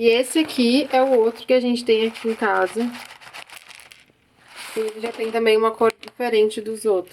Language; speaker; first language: Portuguese; native; Portuguese